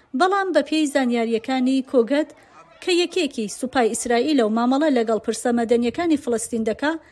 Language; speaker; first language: Central Kurdish; native; Central Kurdish